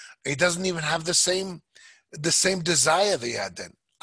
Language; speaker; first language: English; native; English